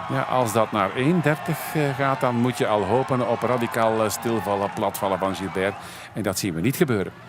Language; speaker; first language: Dutch; native; Dutch